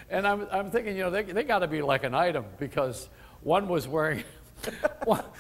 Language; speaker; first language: English; native; English